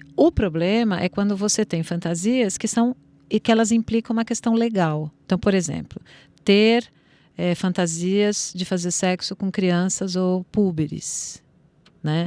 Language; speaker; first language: Portuguese; native; Portuguese